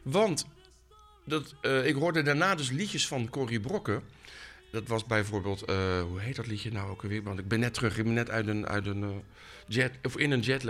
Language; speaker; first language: Dutch; native; Dutch